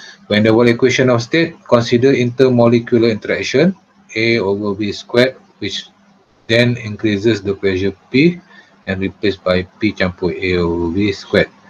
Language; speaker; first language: English; non-native, local second language; Malay